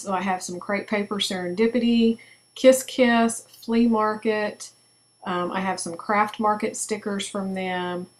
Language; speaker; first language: English; native; English